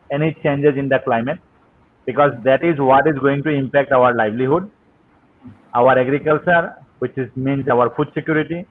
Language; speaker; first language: English; non-native, local second language; Assamese